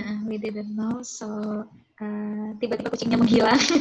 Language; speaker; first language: English; non-native, learner; Indonesian